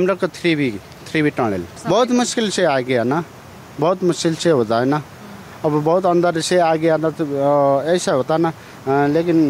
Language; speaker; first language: Hindi; non-native, learner; Nepali